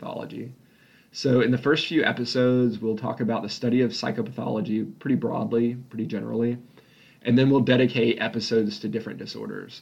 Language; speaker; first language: English; native; English